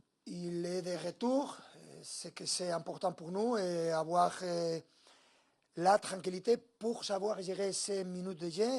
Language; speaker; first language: French; non-native, learner; Spanish